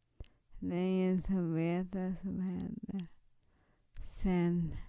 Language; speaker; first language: Swedish; non-native, fluent; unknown